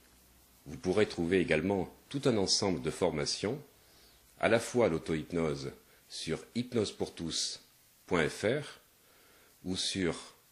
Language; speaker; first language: French; native; French